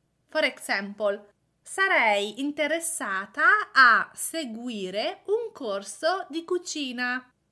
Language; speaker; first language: Italian; native; Italian